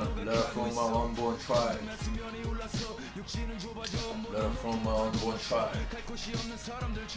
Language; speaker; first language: English; non-native, learner; Korean